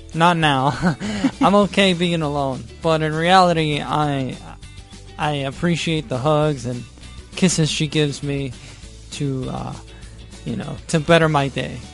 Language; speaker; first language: English; native; English